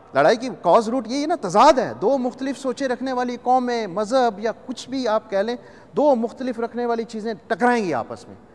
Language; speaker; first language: Urdu; non-native, local second language; Punjabi